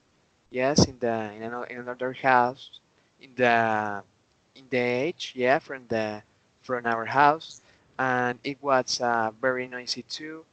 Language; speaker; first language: English; non-native, learner; Spanish